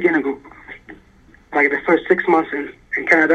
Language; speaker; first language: English; early bilingual, other home language; Arabic